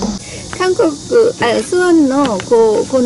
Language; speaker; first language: Japanese; non-native, fluent; Korean